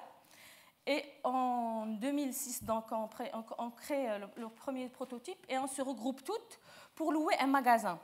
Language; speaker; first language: French; non-native, local second language; Arabic